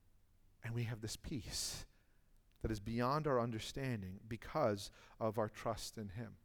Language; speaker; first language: English; native; English